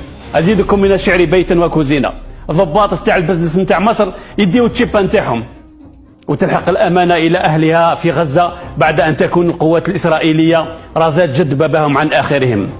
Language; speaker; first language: Arabic; native; Arabic